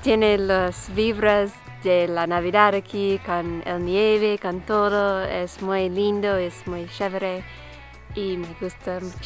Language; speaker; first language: Spanish; non-native, learner; English